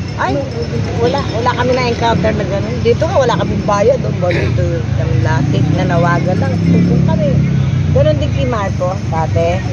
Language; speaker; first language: Filipino; native; Filipino